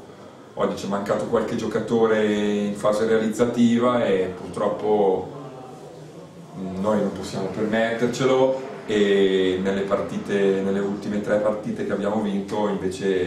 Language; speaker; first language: Italian; native; Italian